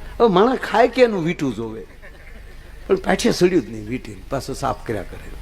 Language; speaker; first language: Gujarati; native; Gujarati